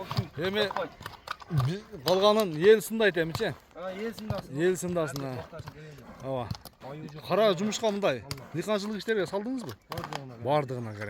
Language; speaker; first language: Kyrgyz; native; Kyrgyz